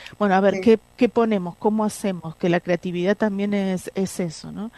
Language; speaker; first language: Spanish; native; Spanish